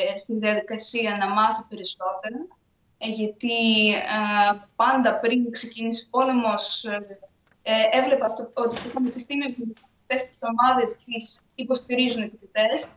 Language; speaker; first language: Greek; non-native, fluent; Ukrainian